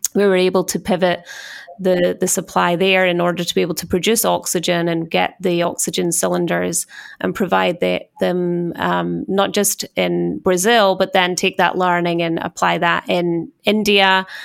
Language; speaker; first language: English; native; English